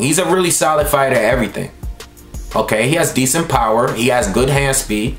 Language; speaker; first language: English; native; English